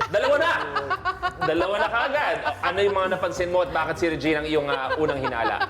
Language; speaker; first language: Filipino; native; Filipino